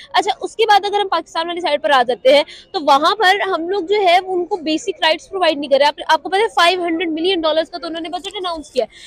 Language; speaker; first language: Urdu; native; Urdu